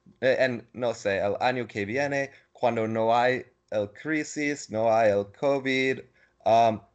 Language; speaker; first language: Spanish; non-native, learner; English